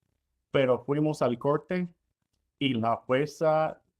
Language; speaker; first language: Spanish; non-native, fluent; English